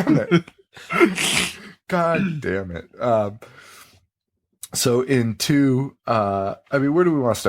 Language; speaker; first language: English; native; English